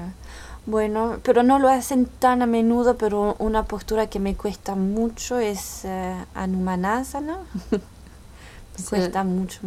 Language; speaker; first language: Spanish; early bilingual, heritage; French